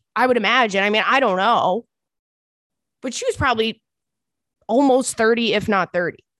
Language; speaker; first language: English; native; English